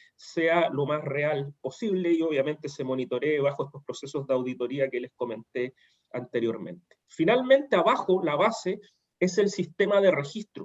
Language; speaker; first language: Spanish; native; Spanish